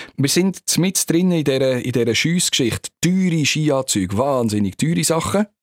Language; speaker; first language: German; native; German